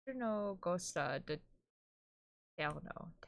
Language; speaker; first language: Portuguese; non-native, learner; English